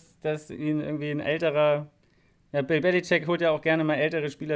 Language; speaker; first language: German; native; German